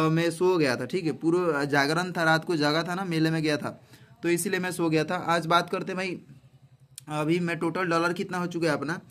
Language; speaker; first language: Hindi; native; Hindi